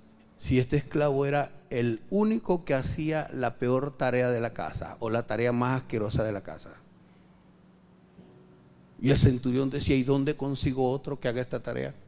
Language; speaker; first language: Spanish; native; Spanish